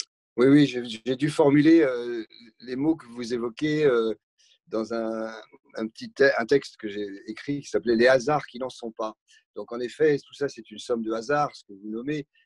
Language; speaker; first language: French; native; French